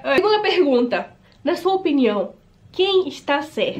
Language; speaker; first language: Portuguese; native; Portuguese